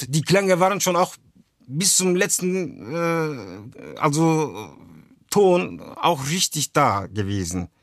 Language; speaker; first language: German; early bilingual, other home language; Turkish